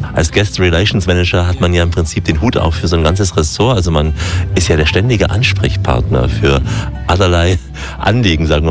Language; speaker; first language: German; native; German